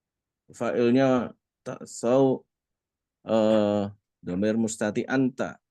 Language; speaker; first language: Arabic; non-native, learner; Indonesian